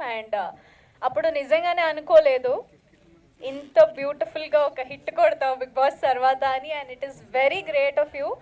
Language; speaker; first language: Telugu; non-native, local second language; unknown